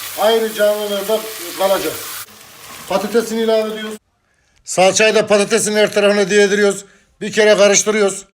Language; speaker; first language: Turkish; native; Turkish